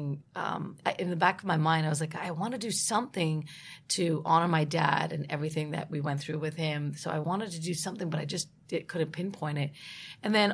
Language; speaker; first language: English; native; English